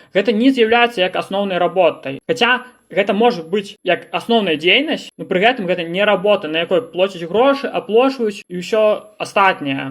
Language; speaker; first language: Belarusian; non-native, local second language; Russian